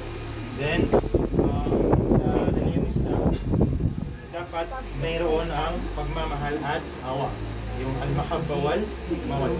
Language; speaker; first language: Filipino; non-native, local second language; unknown